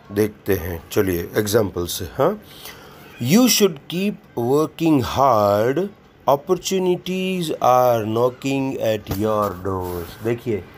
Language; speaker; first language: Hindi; non-native, local second language; Gujarati